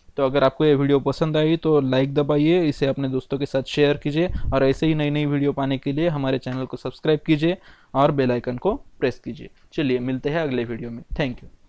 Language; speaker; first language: Hindi; non-native, local second language; Marathi